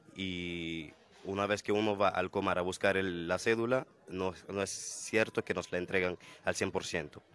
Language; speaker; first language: Spanish; non-native, fluent; Haitian Creole